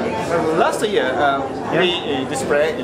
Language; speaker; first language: English; non-native, learner; Japanese